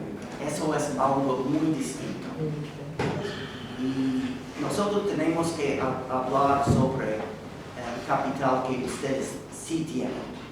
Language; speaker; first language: Spanish; non-native, fluent; English